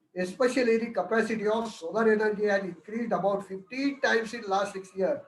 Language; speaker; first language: English; non-native, local second language; Marathi